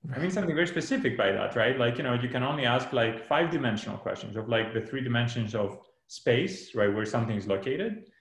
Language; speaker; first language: English; non-native, fluent; Greek